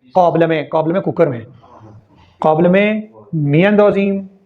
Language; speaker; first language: Persian; non-native, fluent; Urdu